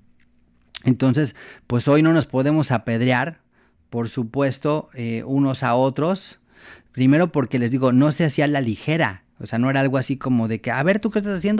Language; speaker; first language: Spanish; native; Spanish